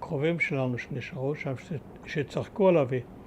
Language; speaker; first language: Hebrew; early bilingual, other home language; German